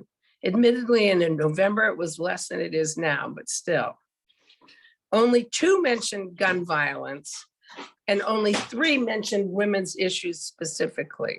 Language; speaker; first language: English; native; English